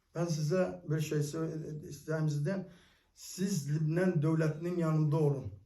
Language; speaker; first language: Turkish; early bilingual, heritage; Arabic